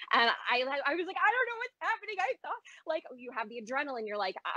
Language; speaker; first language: English; native; English